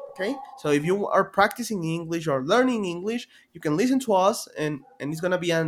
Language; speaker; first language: English; non-native, fluent; Spanish